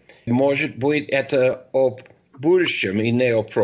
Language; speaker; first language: Russian; non-native, fluent; English